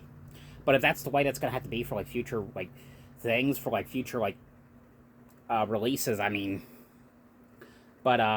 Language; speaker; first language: English; native; English